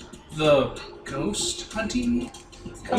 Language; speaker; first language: English; native; English